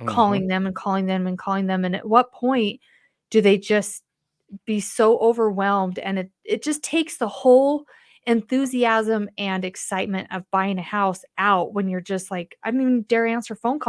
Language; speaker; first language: English; native; English